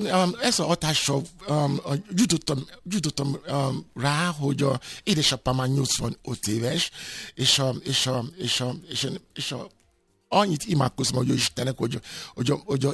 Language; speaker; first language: Hungarian; non-native, fluent; Yoruba